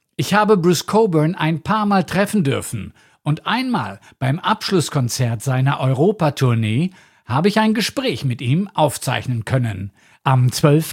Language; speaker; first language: German; native; German